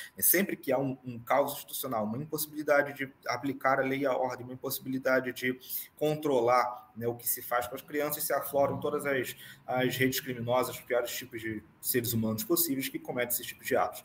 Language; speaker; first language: Portuguese; native; Portuguese